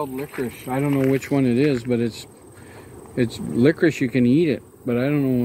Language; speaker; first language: English; native; English